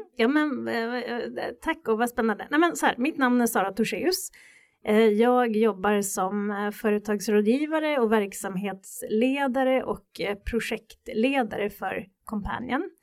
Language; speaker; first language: Swedish; native; Swedish